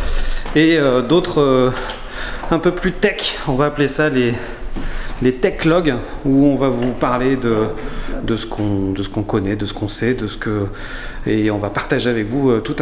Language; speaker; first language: French; native; French